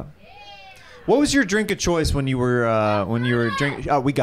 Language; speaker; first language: English; native; English